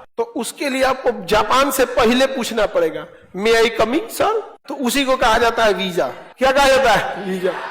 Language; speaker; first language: Hindi; native; Hindi